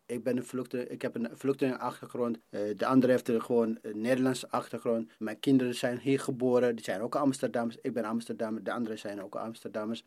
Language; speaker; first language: Dutch; non-native, fluent; Amharic